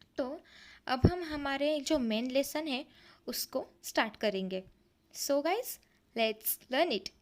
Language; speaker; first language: Hindi; non-native, local second language; Marathi